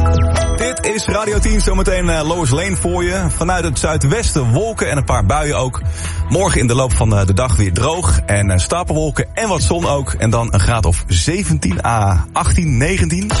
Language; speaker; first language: Dutch; native; Dutch